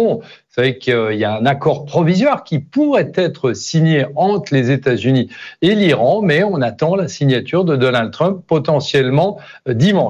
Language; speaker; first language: French; native; French